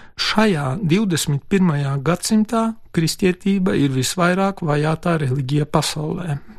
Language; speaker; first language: Latvian; non-native, local second language; Polish